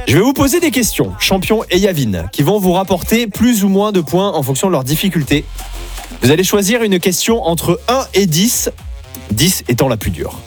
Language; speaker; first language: French; native; French